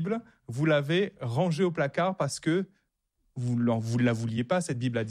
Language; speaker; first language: French; native; French